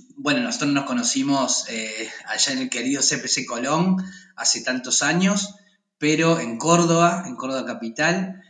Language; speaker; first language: Spanish; native; Spanish